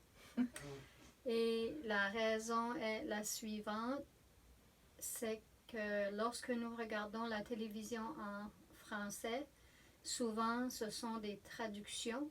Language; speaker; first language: French; native; French